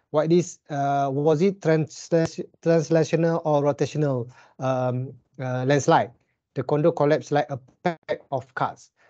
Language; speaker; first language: English; non-native, local second language; Malay